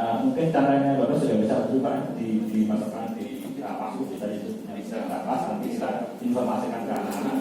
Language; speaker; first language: Indonesian; native; Indonesian